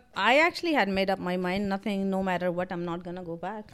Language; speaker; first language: English; non-native, local second language; Punjabi